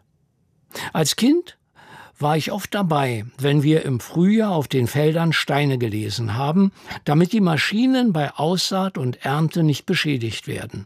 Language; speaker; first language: German; native; German